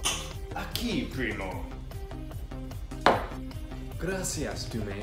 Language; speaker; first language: Spanish; non-native, learner; English